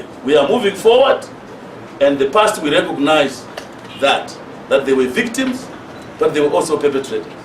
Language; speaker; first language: English; non-native, local second language; Shona